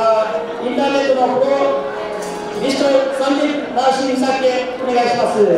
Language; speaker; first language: Japanese; non-native, fluent; Nepali